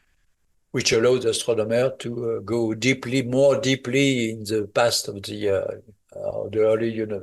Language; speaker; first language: English; non-native, fluent; French